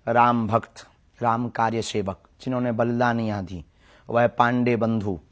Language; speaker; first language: Hindi; native; Hindi